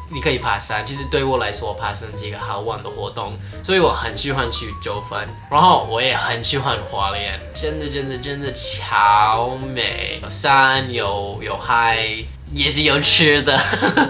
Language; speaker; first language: Chinese; non-native, fluent; English